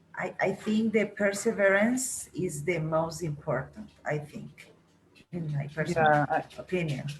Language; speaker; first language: English; non-native, learner; Spanish